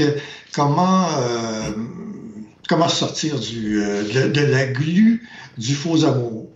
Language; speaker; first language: French; native; French